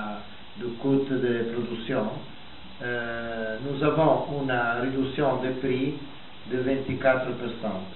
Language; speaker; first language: French; non-native, fluent; Italian